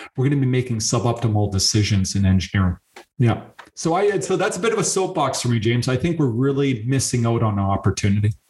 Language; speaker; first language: English; native; English